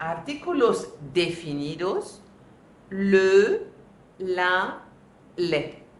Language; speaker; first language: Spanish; non-native, fluent; French